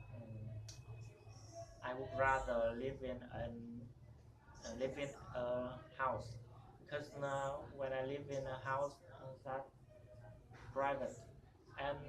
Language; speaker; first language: English; non-native, learner; Vietnamese